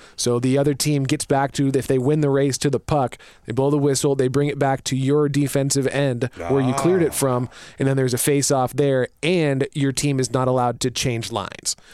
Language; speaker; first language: English; native; English